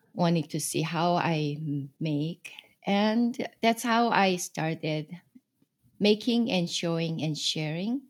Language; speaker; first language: English; non-native, fluent; Korean